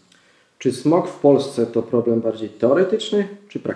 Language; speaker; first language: Polish; native; Polish